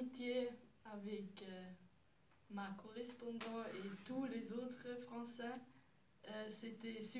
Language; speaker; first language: French; non-native, learner; German